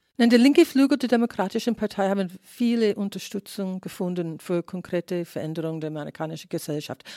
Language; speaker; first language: German; non-native, fluent; English